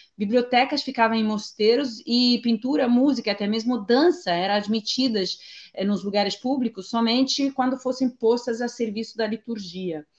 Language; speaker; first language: Portuguese; non-native, fluent; Italian